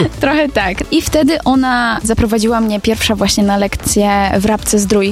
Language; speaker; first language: Polish; native; Polish